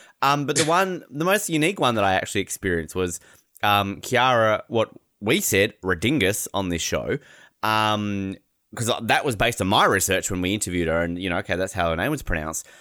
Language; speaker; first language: English; native; English